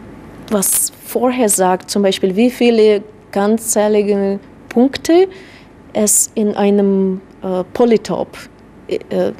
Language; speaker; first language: German; non-native, fluent; Russian